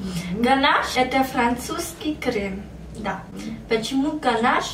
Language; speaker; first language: Russian; early bilingual, heritage; German